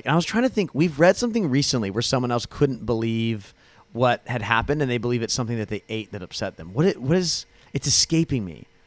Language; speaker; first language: English; native; English